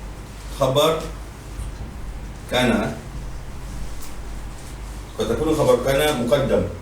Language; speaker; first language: Arabic; non-native, fluent; Malay